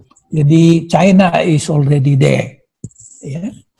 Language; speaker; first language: English; non-native, fluent; Indonesian